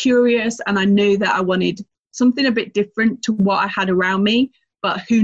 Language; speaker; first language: English; native; English